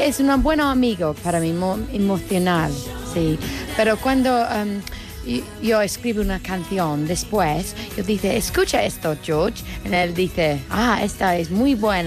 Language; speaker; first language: Spanish; non-native, learner; English